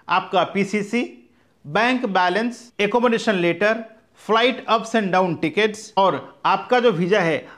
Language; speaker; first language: Hindi; native; Hindi